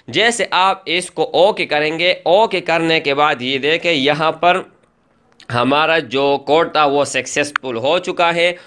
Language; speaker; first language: Urdu; non-native, local second language; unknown